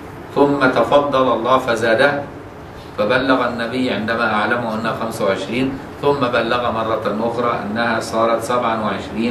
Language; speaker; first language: Arabic; native; Arabic